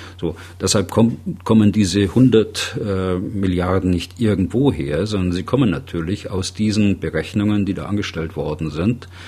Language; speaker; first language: German; native; German